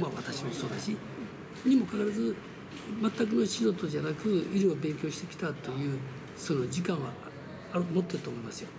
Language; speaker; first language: Japanese; early bilingual, other home language; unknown